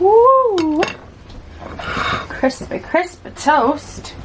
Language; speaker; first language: English; native; English